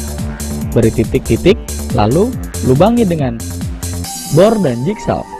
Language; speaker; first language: Indonesian; native; Indonesian